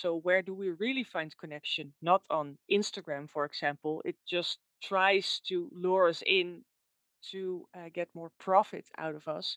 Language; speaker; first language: English; non-native, fluent; Dutch